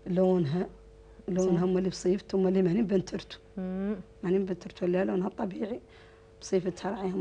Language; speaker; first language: Arabic; native; Arabic